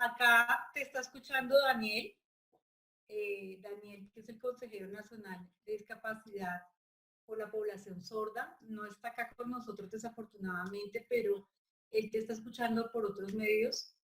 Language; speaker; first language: Spanish; native; Spanish